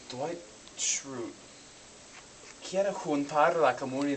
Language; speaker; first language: Spanish; non-native, learner; English